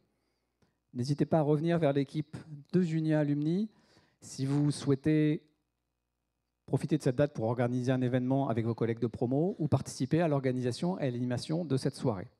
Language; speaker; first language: French; native; French